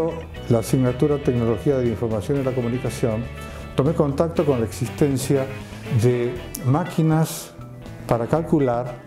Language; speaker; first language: Spanish; native; Spanish